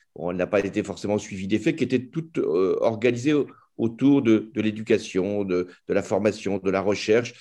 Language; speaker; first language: French; native; French